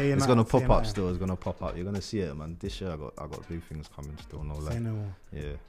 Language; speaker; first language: English; native; English